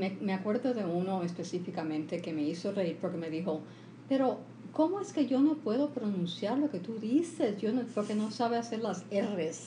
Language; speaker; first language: Spanish; early bilingual, heritage; Spanish